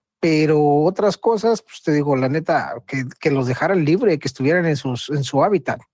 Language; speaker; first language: Spanish; native; Spanish